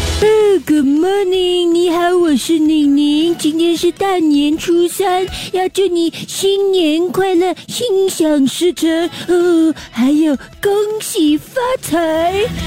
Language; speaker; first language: Chinese; native; Chinese